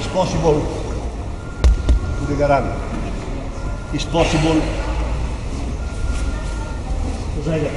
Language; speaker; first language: English; non-native, learner; Italian